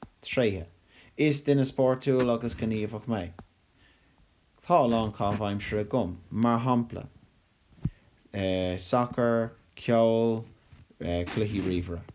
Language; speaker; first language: Irish; non-native, local second language; English